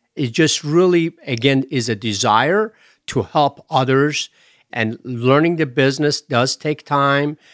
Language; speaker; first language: English; non-native, fluent; Persian